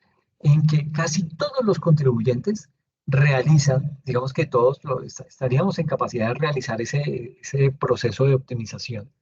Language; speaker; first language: Spanish; native; Spanish